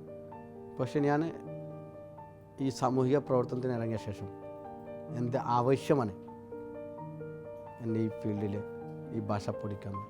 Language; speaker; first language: Malayalam; non-native, local second language; Assamese